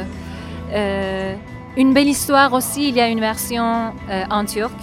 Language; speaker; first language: French; non-native, fluent; Turkish